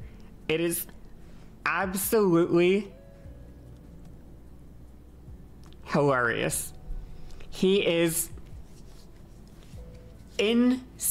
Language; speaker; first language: English; native; English